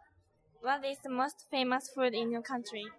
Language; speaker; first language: English; non-native, learner; Japanese